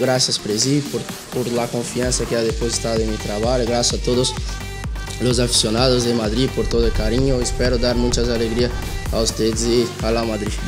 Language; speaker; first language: Spanish; non-native, learner; Portuguese